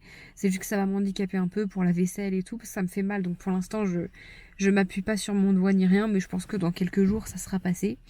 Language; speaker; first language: French; native; French